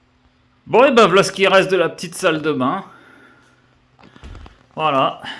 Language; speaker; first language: French; native; French